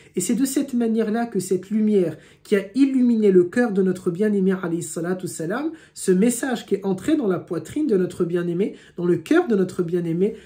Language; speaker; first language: French; native; French